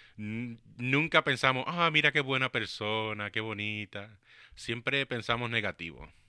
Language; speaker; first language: Spanish; early bilingual, heritage; Spanish